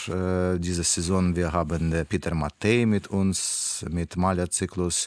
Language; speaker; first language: German; non-native, learner; Russian